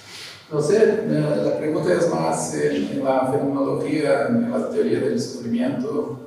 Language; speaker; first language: Spanish; non-native, learner; Portuguese